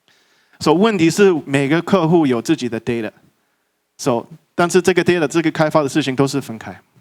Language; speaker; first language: Chinese; early bilingual, heritage; English